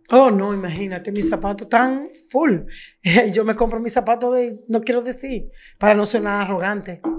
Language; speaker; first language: Spanish; native; Spanish